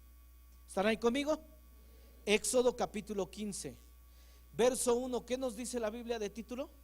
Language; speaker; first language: Spanish; native; Spanish